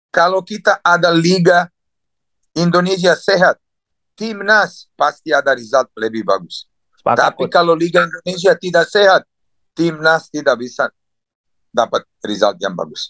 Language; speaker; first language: Indonesian; non-native, fluent; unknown